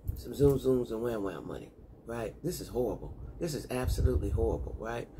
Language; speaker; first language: English; native; English